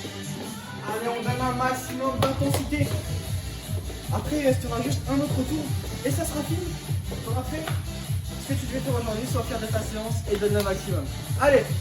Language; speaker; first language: French; native; French